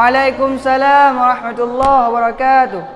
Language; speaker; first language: Arabic; non-native, fluent; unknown